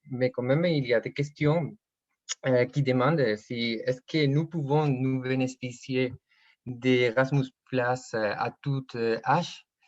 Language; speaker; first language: French; non-native, fluent; Spanish